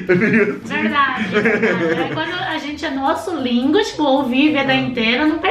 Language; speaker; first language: Portuguese; non-native, fluent; Chinese